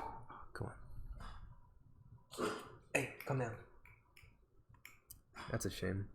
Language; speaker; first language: English; native; English